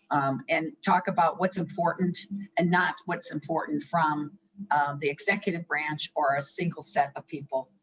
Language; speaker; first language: English; native; English